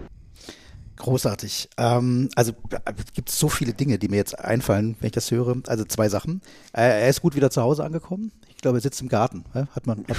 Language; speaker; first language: German; native; German